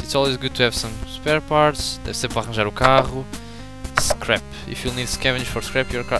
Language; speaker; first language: English; non-native, learner; Portuguese